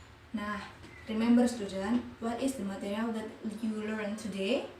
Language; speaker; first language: English; non-native, learner; Indonesian